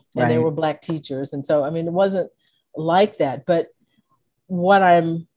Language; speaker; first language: English; native; English